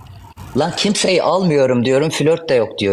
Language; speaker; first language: Turkish; native; Turkish